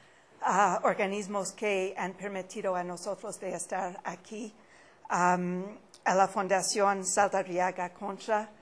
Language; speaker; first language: Spanish; non-native, fluent; English